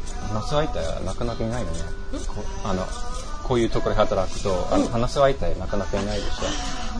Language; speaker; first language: Japanese; non-native, fluent; English